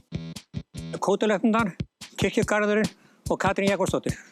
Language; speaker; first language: Icelandic; native; Icelandic